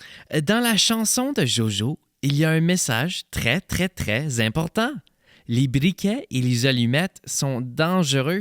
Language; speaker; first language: French; native; French